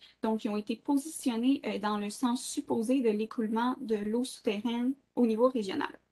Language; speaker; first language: French; native; French